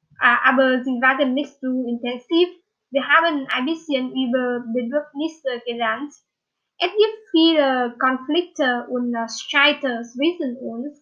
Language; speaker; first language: German; non-native, learner; Vietnamese